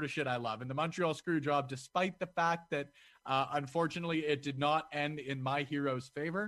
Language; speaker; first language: English; native; English